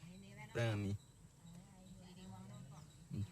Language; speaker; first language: Portuguese; non-native, local second language; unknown